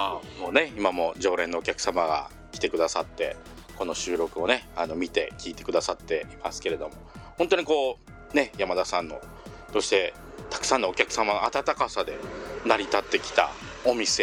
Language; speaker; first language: Japanese; native; Japanese